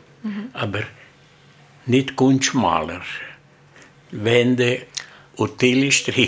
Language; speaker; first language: German; non-native, learner; Italian